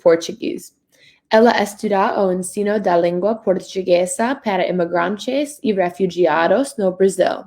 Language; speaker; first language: Portuguese; non-native, learner; English